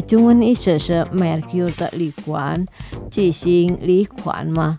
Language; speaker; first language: Chinese; non-native, fluent; Indonesian